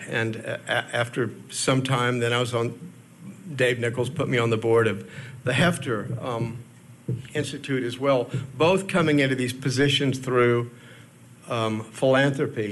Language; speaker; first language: English; native; English